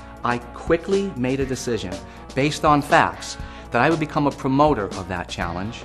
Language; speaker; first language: English; native; English